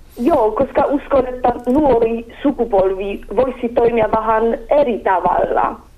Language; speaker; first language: Finnish; non-native, learner; Polish